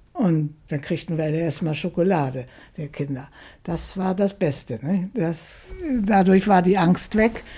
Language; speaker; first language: German; native; German